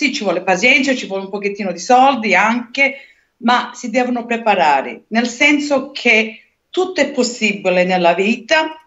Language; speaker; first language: Italian; early bilingual, heritage; Italian